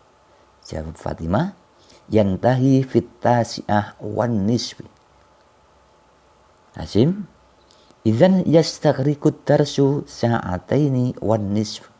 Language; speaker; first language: Arabic; non-native, learner; Indonesian